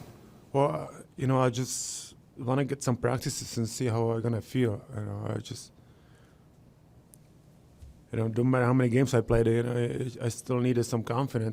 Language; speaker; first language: English; non-native, fluent; Czech